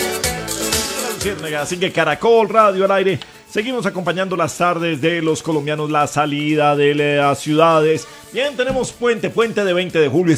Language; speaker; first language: Spanish; native; Spanish